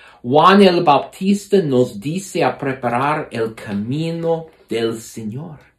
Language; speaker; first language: Spanish; non-native, fluent; English